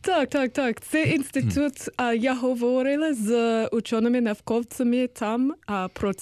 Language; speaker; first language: Ukrainian; non-native, learner; English